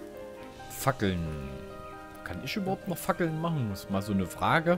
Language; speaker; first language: German; native; German